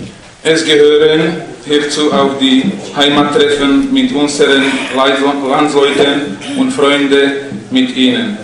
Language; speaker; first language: German; non-native, fluent; Slovak